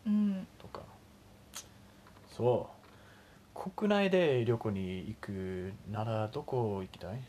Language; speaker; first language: Japanese; non-native, learner; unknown